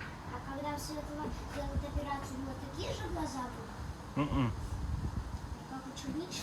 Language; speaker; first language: Russian; native; Russian